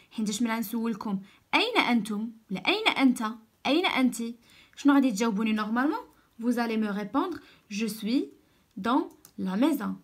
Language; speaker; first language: French; non-native, local second language; Arabic